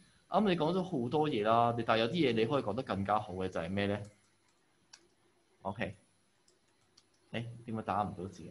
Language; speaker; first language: Cantonese; native; Cantonese